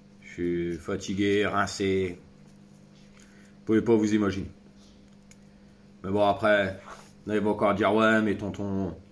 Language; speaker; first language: French; native; French